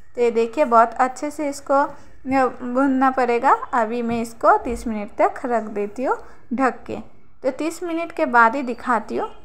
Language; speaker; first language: Hindi; non-native, local second language; Bangla